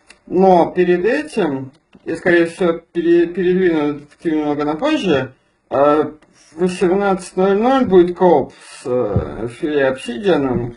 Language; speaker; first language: Russian; native; Russian